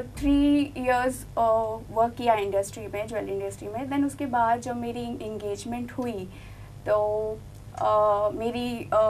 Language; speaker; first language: Hindi; non-native, local second language; Gujarati